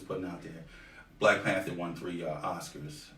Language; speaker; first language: English; native; English